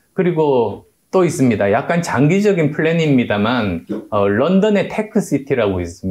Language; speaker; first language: Korean; native; Korean